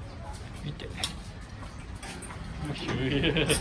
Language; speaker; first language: Japanese; native; Japanese